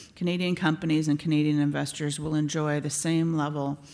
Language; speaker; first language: English; native; English